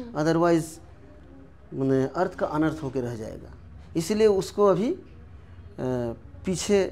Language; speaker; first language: Hindi; non-native, local second language; Bangla